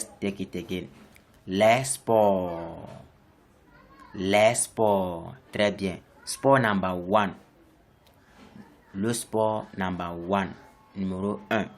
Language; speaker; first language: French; non-native, fluent; English